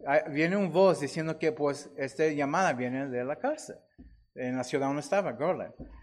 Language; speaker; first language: Spanish; non-native, fluent; English